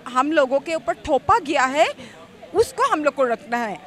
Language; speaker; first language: Hindi; non-native, local second language; Assamese